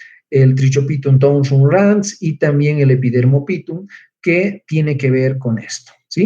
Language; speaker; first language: Spanish; native; Spanish